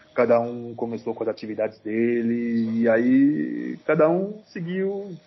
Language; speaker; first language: Portuguese; non-native, fluent; French